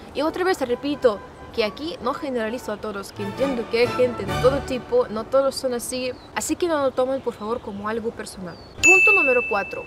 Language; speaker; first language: Spanish; non-native, fluent; Russian